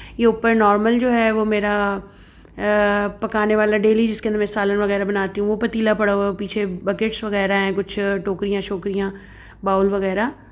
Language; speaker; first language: Urdu; non-native, local second language; Punjabi